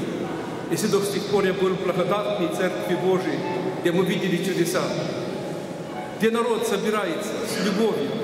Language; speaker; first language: Russian; non-native, local second language; Ukrainian